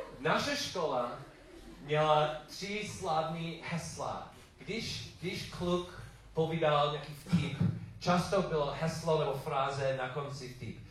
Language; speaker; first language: Czech; non-native, learner; English